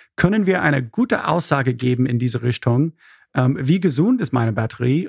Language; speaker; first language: German; non-native, fluent; English